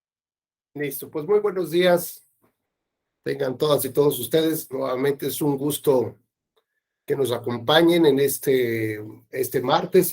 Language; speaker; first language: Spanish; native; Spanish